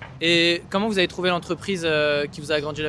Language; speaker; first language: French; native; French